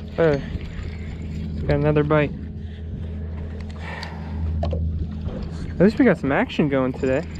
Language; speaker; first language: English; native; English